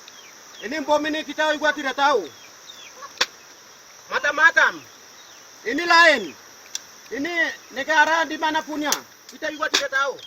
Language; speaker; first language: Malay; non-native, local second language; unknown